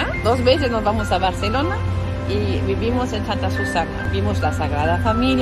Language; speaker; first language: Spanish; non-native, learner; German